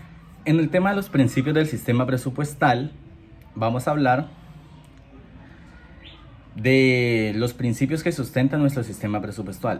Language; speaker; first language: Spanish; native; Spanish